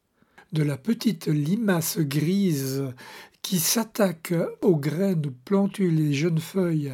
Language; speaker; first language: French; native; French